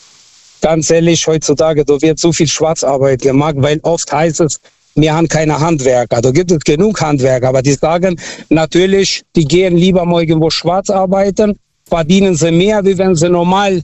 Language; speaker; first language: German; non-native, fluent; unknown